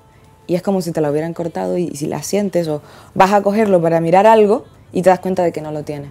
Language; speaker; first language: Spanish; native; Spanish